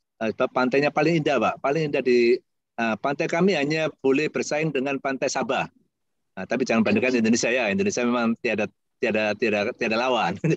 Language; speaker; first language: Indonesian; native; Indonesian